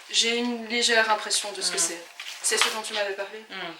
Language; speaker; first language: French; native; French